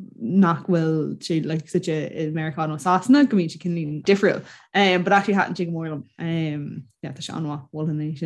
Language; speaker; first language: Irish; non-native, local second language; English